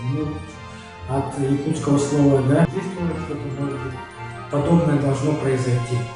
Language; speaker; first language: Russian; native; Russian